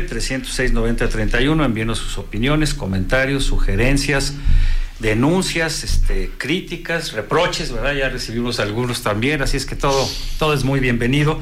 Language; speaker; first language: Spanish; native; Spanish